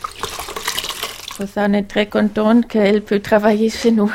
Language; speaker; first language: French; non-native, fluent; German